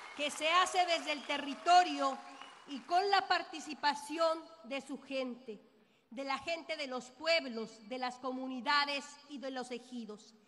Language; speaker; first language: Spanish; native; Spanish